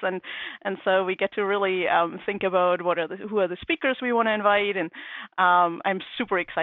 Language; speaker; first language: English; non-native, fluent; German